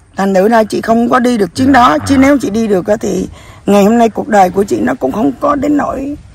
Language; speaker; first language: Vietnamese; native; Vietnamese